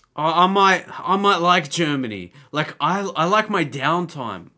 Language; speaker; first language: English; native; English